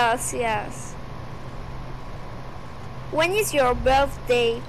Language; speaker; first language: English; non-native, learner; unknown